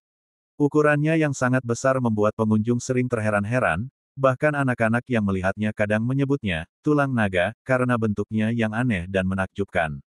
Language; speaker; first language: Indonesian; native; Indonesian